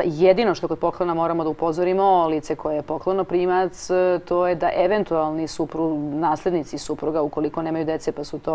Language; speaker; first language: Croatian; native; Croatian